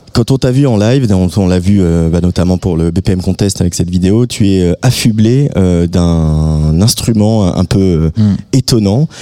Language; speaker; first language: French; native; French